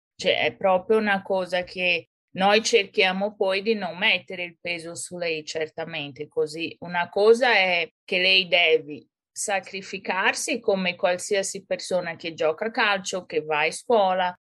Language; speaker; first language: Italian; non-native, fluent; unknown